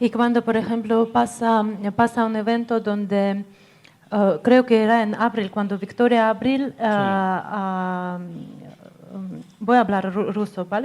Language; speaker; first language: Spanish; non-native, fluent; Russian